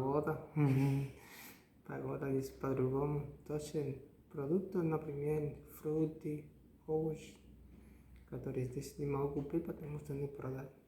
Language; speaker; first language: Russian; non-native, learner; Spanish